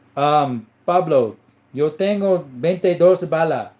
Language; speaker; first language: Spanish; non-native, learner; English